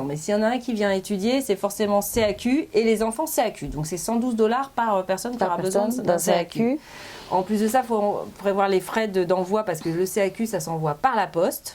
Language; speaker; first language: French; native; French